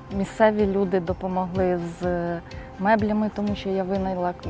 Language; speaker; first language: Ukrainian; native; Ukrainian